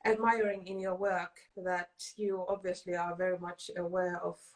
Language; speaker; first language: English; non-native, fluent; Finnish